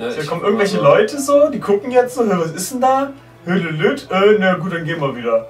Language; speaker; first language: German; native; German